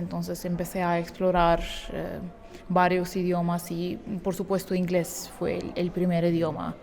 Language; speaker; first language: Spanish; non-native, fluent; Ukrainian